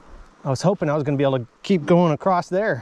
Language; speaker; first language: English; native; English